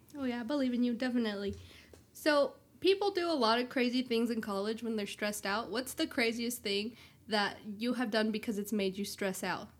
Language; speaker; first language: English; native; English